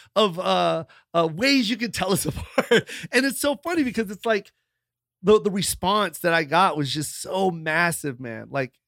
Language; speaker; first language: English; early bilingual, other home language; Filipino